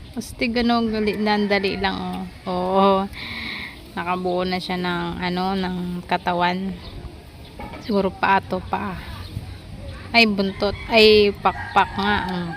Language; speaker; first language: Filipino; native; Filipino